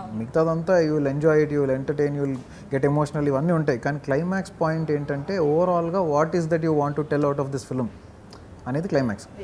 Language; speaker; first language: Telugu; native; Telugu